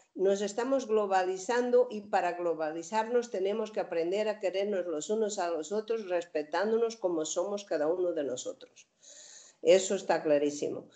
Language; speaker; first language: Spanish; native; Spanish